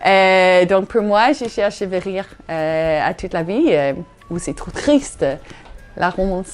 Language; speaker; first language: French; non-native, fluent; English